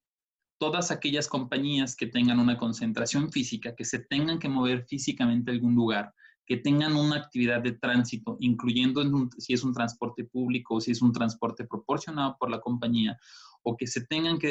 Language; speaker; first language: Spanish; native; Spanish